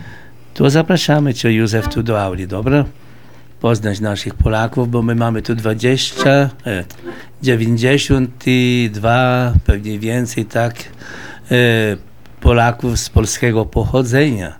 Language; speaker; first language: Polish; early bilingual, heritage; Polish